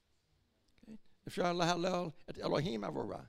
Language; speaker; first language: Hebrew; non-native, fluent; English